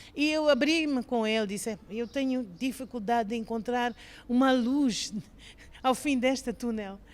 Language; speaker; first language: Portuguese; non-native, fluent; English